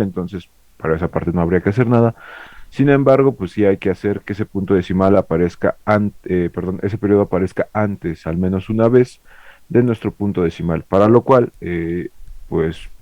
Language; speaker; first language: Spanish; native; Spanish